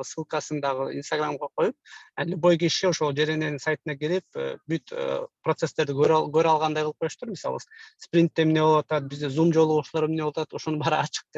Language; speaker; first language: Kyrgyz; native; Kyrgyz